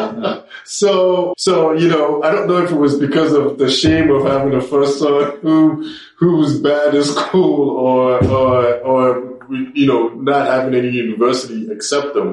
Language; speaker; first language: English; non-native, local second language; Yoruba